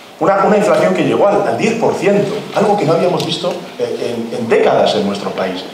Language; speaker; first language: Spanish; native; Spanish